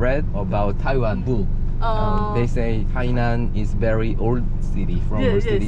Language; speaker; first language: English; non-native, learner; Korean